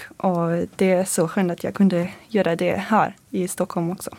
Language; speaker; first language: Swedish; non-native, learner; French